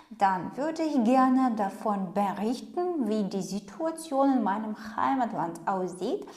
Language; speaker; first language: German; non-native, fluent; Ukrainian